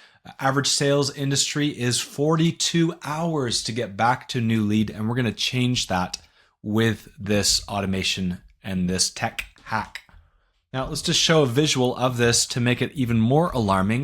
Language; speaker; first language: English; native; English